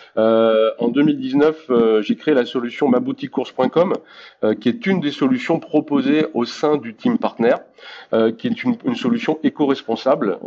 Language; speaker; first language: French; native; French